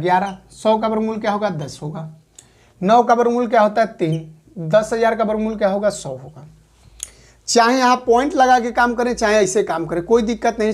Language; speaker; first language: Hindi; native; Hindi